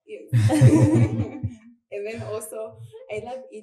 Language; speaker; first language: English; non-native, local second language; Southern Sotho